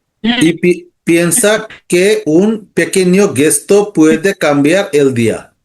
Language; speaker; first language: Spanish; non-native, learner; Bangla